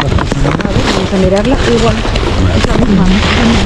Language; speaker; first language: Spanish; native; Spanish